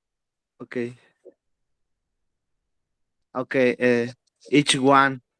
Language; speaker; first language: English; non-native, learner; Spanish